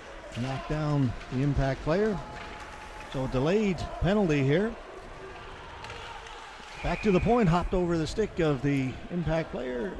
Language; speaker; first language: English; native; English